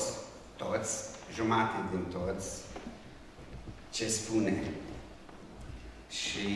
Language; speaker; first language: Romanian; non-native, local second language; Hungarian